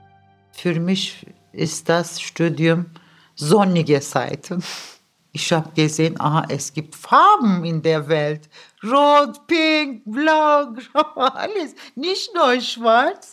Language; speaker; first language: German; early bilingual, other home language; Turkish